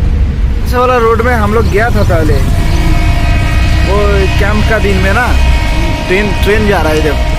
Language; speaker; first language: Hindi; non-native, local second language; Bangla